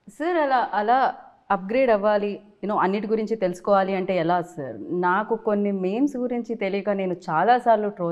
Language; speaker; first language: Telugu; native; Telugu